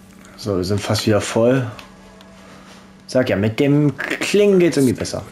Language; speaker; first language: German; native; German